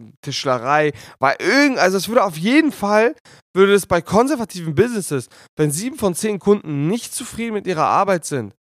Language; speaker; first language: German; native; German